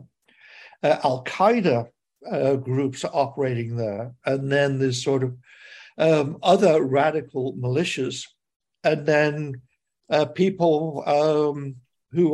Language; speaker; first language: English; native; English